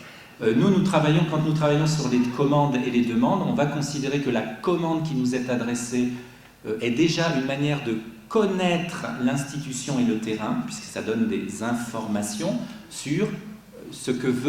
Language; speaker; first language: French; native; French